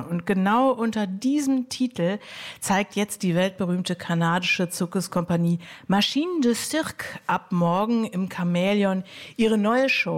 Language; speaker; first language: German; native; German